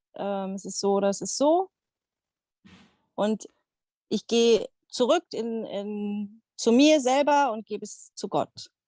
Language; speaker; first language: German; non-native, fluent; Dutch